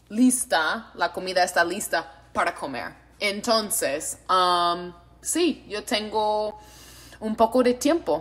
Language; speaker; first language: Spanish; non-native, learner; English